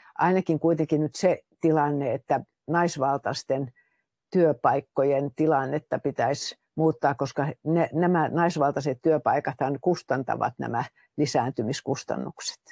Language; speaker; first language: Finnish; native; Finnish